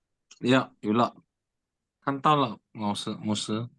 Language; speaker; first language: Chinese; non-native, learner; Indonesian